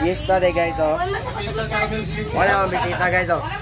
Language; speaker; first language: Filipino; non-native, local second language; Cebuano